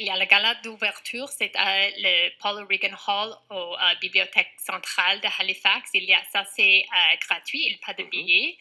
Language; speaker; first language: French; non-native, fluent; English